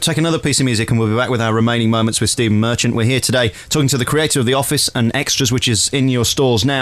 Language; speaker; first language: English; native; English